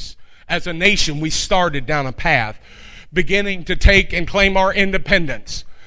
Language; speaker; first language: English; native; English